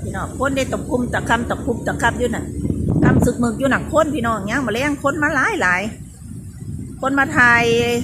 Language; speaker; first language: Thai; native; Thai